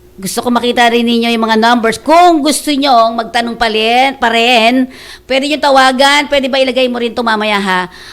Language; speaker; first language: Filipino; native; Filipino